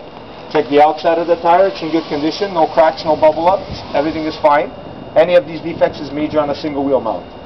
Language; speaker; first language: English; non-native, local second language; French